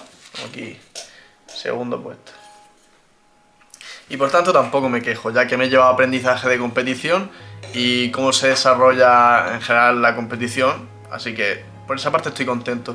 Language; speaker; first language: Spanish; native; Spanish